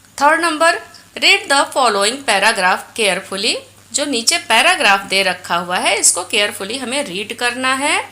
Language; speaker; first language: Hindi; native; Hindi